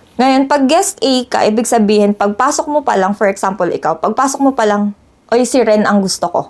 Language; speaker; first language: Filipino; native; Filipino